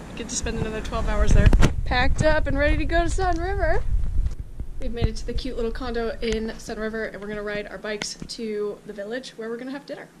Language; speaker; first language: English; native; English